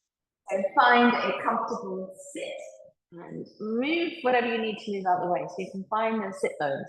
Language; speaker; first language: English; native; English